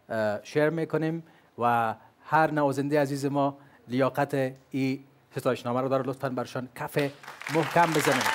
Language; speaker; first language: Persian; native; Persian